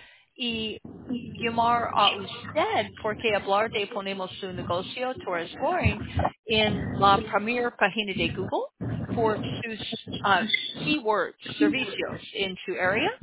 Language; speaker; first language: Spanish; non-native, learner; English